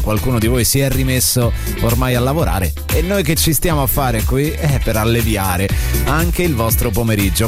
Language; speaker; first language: Italian; native; Italian